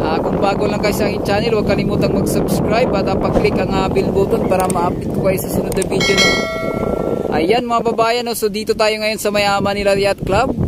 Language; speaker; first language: Filipino; non-native, local second language; Cebuano